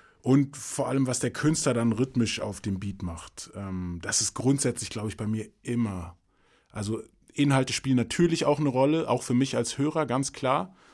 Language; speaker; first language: German; early bilingual, other home language; English